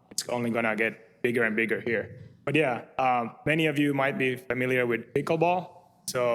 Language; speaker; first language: English; non-native, fluent; Finnish